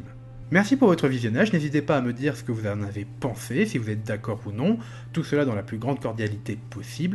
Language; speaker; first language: French; native; French